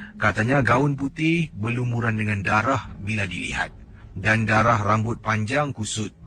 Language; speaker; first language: Malay; native; Malay